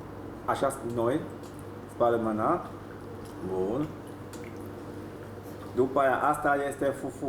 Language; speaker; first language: Romanian; non-native, fluent; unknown